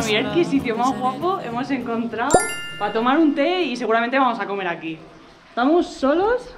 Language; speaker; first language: Spanish; native; Spanish